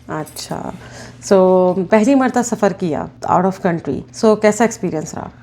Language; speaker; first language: Urdu; native; Urdu